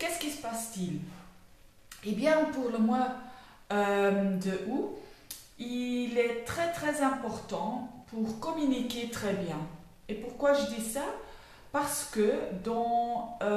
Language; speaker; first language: French; non-native, learner; Dutch